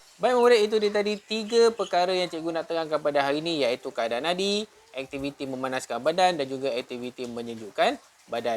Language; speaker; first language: Malay; native; Malay